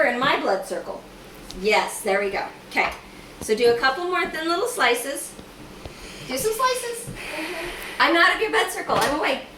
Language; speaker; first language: English; native; English